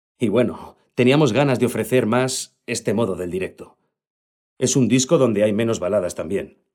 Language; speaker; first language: Spanish; non-native, local second language; Catalan